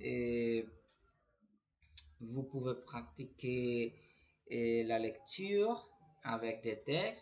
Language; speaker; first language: French; non-native, learner; Spanish